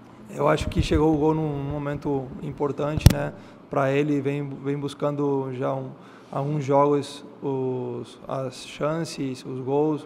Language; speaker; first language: Portuguese; non-native, fluent; Spanish